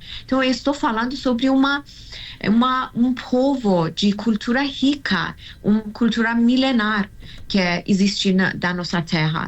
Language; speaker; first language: Portuguese; non-native, learner; Persian